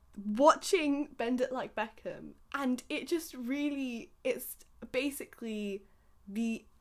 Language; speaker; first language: English; early bilingual, other home language; Hindi